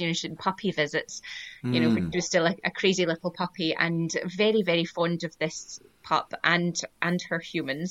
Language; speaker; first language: English; native; English